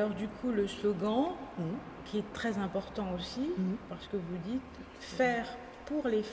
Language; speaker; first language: French; native; French